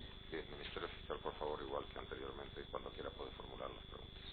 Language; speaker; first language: Spanish; native; Spanish